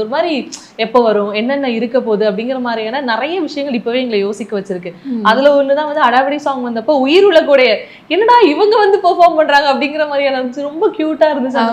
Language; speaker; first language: Tamil; native; Tamil